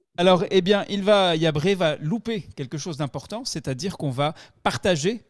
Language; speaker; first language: French; native; French